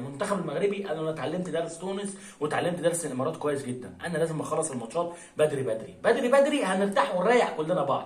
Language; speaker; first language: Arabic; native; Arabic